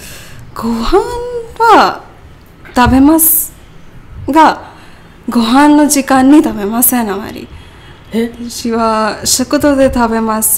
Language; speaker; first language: Japanese; non-native, learner; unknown